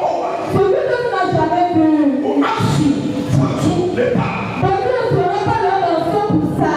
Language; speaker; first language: French; native; French